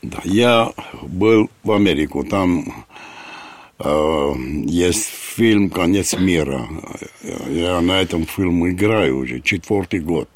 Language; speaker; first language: Russian; non-native, fluent; Armenian